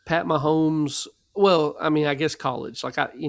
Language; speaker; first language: English; native; English